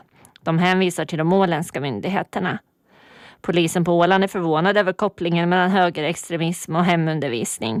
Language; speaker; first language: Swedish; native; Swedish